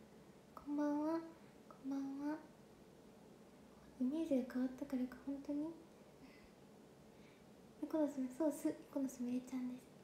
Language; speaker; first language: Japanese; native; Japanese